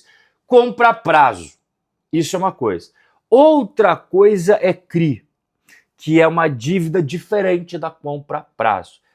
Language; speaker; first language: Portuguese; native; Portuguese